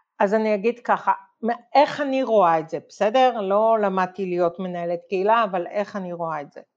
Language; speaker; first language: Hebrew; native; Hebrew